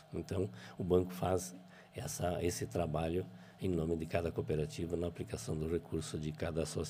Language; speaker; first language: Portuguese; native; Portuguese